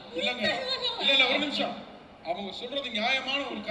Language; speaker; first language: Tamil; native; Tamil